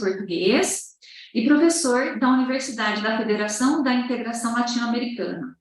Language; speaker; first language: Portuguese; native; Portuguese